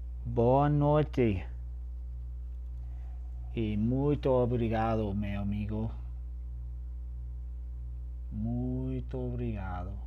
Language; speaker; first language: Portuguese; non-native, learner; English